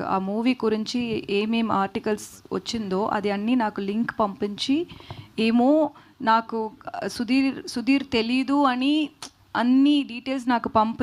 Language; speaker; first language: Telugu; non-native, learner; Tamil